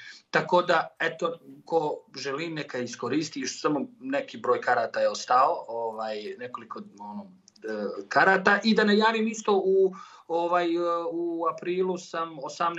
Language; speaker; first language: Serbian; native; Serbian